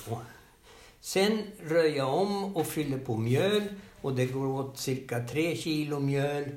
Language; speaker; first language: Swedish; native; Swedish